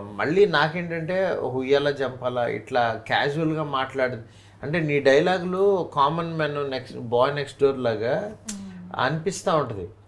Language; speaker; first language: Telugu; native; Telugu